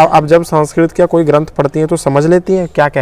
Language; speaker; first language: Hindi; native; Hindi